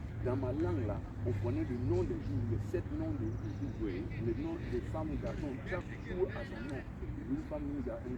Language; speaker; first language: French; non-native, local second language; Baoulé